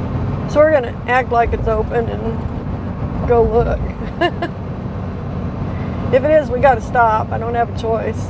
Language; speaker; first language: English; native; English